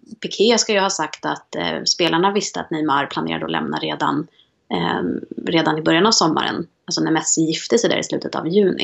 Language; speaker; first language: Swedish; native; Swedish